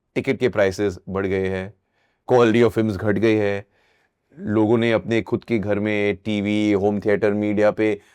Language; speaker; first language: Hindi; native; Hindi